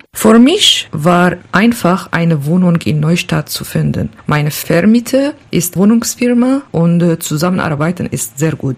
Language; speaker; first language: German; non-native, learner; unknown